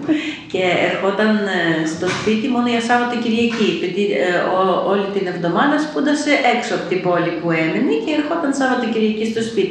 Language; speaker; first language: Greek; non-native, fluent; Ukrainian